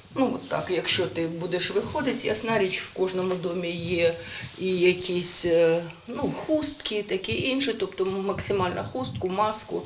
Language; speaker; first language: Ukrainian; native; Ukrainian